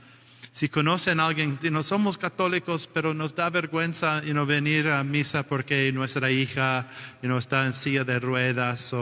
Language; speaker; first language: Spanish; non-native, fluent; English